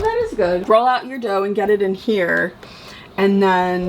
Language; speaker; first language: English; native; English